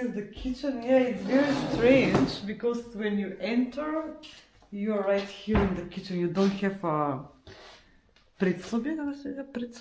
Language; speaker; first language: English; non-native, learner; Russian